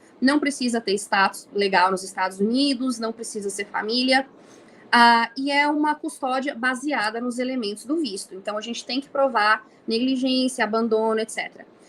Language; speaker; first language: Portuguese; native; Portuguese